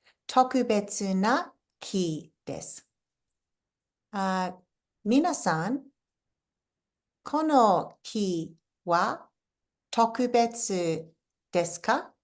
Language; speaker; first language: Japanese; non-native, fluent; English